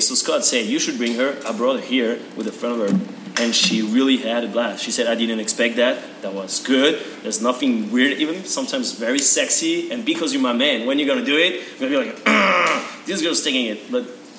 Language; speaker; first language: English; non-native, learner; French